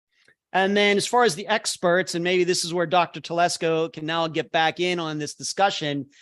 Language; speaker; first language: English; native; English